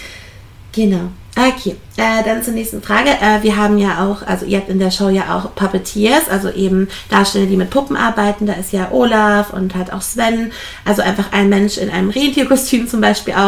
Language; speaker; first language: German; native; German